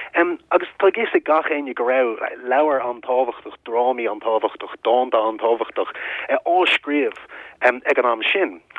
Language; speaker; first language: Irish; non-native, local second language; English